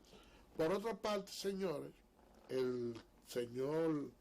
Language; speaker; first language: Spanish; native; Spanish